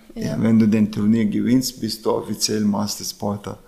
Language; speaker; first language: German; early bilingual, other home language; Russian